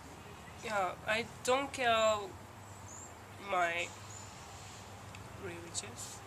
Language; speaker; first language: English; non-native, learner; Japanese